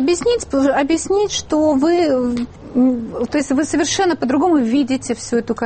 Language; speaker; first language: Russian; native; Russian